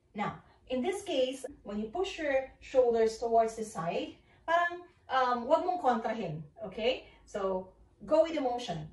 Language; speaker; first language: English; non-native, local second language; Filipino